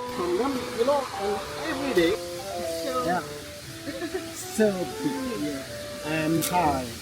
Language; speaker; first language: English; non-native, learner; Indonesian